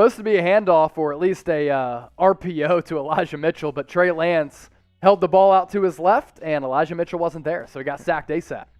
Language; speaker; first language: English; native; English